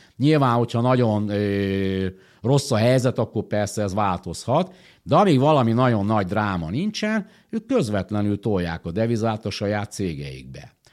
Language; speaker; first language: Hungarian; native; Hungarian